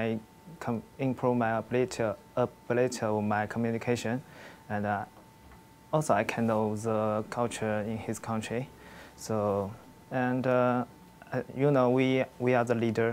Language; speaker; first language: English; non-native, learner; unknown